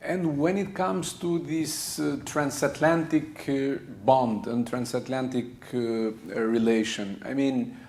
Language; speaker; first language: English; non-native, fluent; Albanian